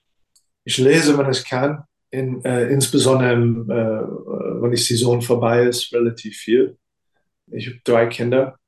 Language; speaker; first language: German; non-native, fluent; English